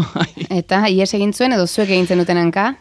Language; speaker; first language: Basque; native; Basque